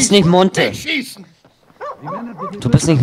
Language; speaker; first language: German; native; German